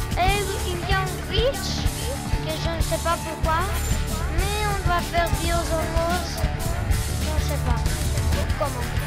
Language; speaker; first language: French; non-native, learner; English